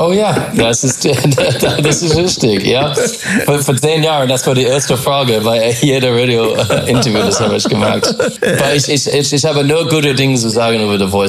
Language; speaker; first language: German; non-native, learner; English